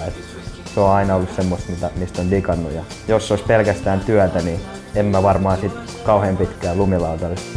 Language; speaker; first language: Finnish; native; Finnish